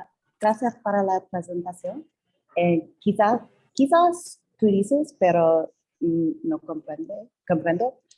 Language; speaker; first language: Spanish; non-native, learner; English